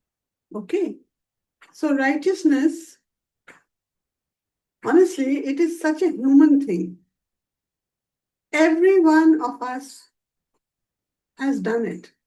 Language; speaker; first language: English; non-native, local second language; Hindi